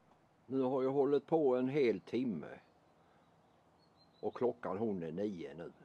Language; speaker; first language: Swedish; native; Swedish